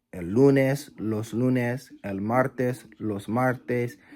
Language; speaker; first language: Spanish; non-native, learner; English